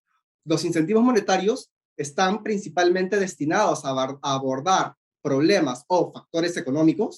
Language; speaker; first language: Spanish; native; Spanish